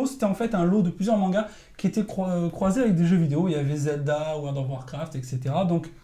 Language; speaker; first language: French; native; French